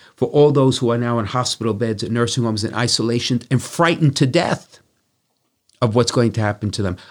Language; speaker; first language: English; native; English